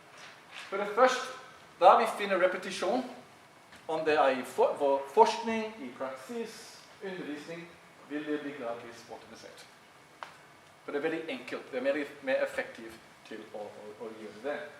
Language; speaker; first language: Norwegian; non-native, fluent; English